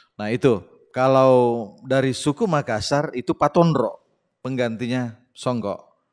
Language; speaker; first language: Indonesian; non-native, local second language; Buginese